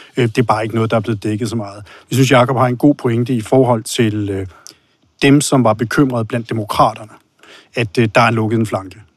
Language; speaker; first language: Danish; native; Danish